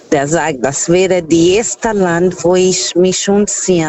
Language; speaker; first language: German; non-native, fluent; Portuguese